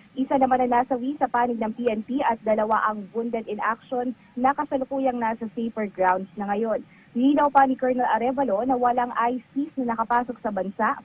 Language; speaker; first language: Filipino; native; Filipino